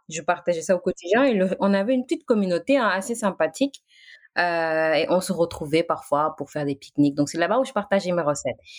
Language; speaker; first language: French; non-native, local second language; Wolof